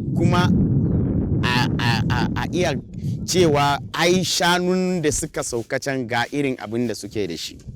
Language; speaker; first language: Hausa; non-native, local second language; Fula